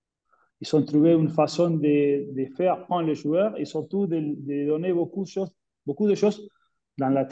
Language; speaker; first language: French; non-native, fluent; Spanish